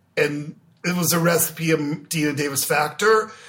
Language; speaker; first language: English; native; English